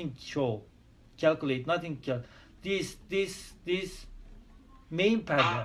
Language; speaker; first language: English; non-native, learner; Turkish